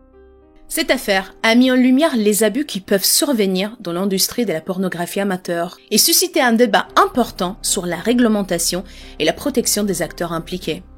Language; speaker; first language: French; native; French